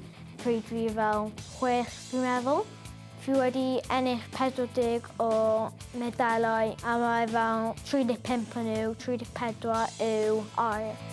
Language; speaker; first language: Welsh; non-native, local second language; English